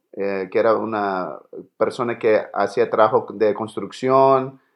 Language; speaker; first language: Spanish; early bilingual, heritage; Spanish